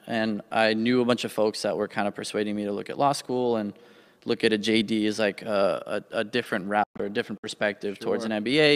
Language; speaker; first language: English; native; English